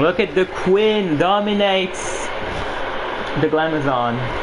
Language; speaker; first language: English; non-native, fluent; French